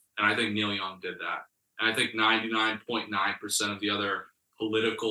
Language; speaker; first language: English; native; English